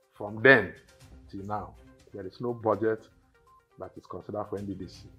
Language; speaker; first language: English; non-native, local second language; Igbo